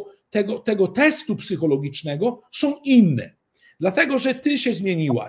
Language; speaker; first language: Polish; early bilingual, heritage; Italian